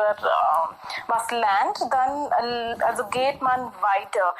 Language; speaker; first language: German; non-native, fluent; Hindi